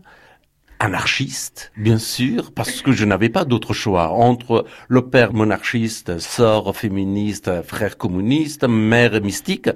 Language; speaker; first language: French; non-native, fluent; Persian